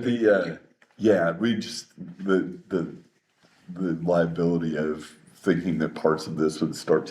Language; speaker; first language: English; native; English